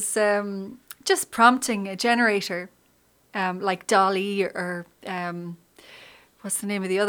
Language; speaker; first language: English; native; English